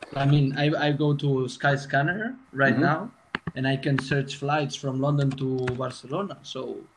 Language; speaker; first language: English; non-native, fluent; Spanish